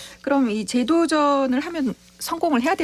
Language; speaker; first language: Korean; native; Korean